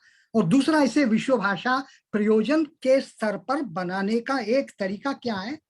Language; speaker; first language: Hindi; native; Hindi